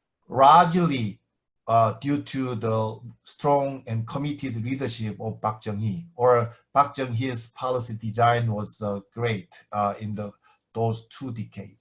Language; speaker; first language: English; non-native, fluent; Korean